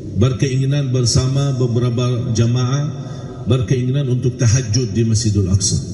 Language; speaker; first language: Malay; non-native, fluent; Arabic